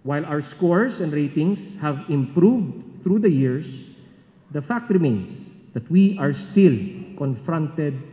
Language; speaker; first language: English; non-native, local second language; Filipino